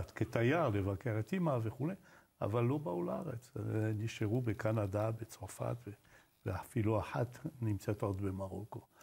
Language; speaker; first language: Hebrew; non-native, fluent; Arabic